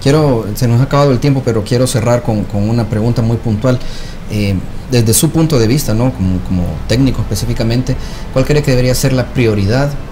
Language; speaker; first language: Spanish; native; Spanish